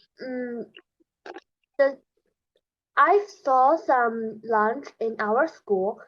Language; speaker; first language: English; non-native, learner; Chinese